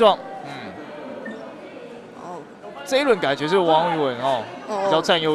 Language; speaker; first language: Chinese; native; Chinese